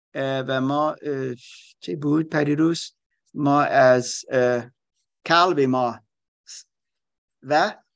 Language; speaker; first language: Persian; non-native, learner; German